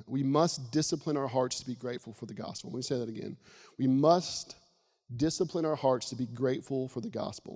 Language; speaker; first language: English; native; English